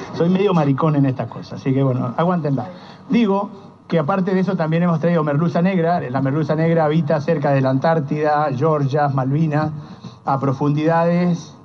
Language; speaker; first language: Spanish; native; Spanish